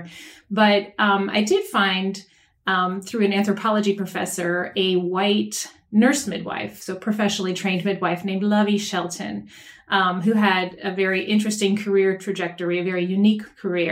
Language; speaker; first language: English; native; English